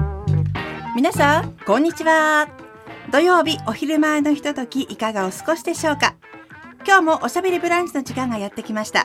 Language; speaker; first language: Japanese; native; Japanese